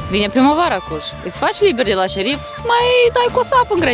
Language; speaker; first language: Romanian; native; Romanian